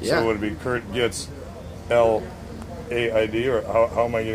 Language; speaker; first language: English; native; English